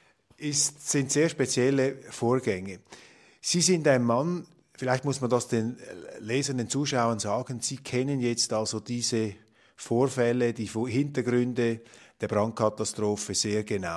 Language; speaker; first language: German; native; German